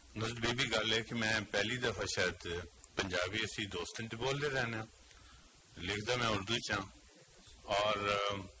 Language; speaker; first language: Punjabi; non-native, local second language; Northern Hindko